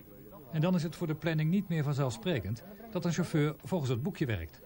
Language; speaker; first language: Dutch; native; Dutch